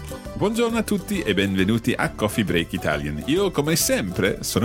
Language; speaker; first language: Italian; non-native, fluent; English